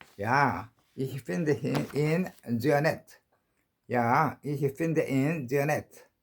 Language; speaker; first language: German; non-native, learner; Korean